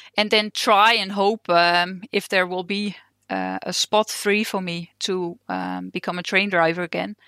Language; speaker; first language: English; non-native, fluent; Dutch